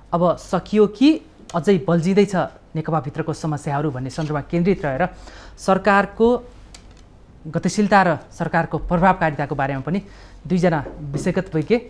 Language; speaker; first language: Nepali; native; Nepali